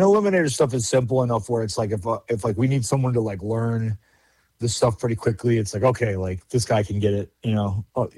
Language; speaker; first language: English; native; English